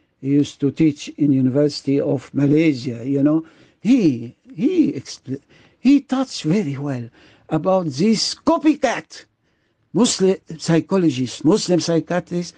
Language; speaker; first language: English; non-native, fluent; Arabic